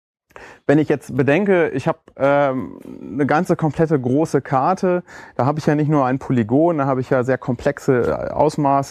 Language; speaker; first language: German; native; German